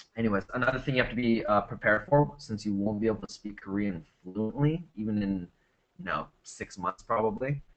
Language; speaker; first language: English; native; English